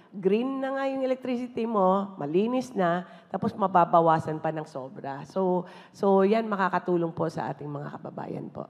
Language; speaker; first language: Filipino; non-native, local second language; Hiligaynon